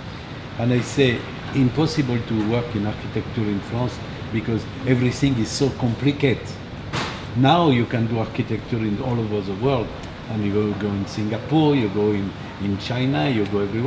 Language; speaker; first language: English; non-native, learner; French